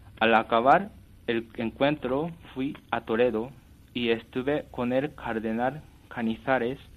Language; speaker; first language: Spanish; non-native, fluent; Japanese